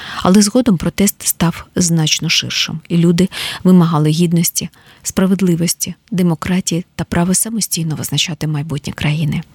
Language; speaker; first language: Ukrainian; native; Ukrainian